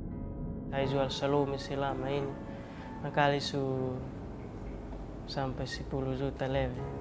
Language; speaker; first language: Indonesian; non-native, local second language; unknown